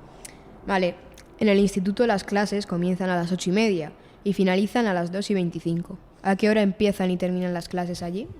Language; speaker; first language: Spanish; native; Spanish